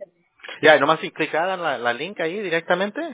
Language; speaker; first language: Spanish; early bilingual, heritage; Spanish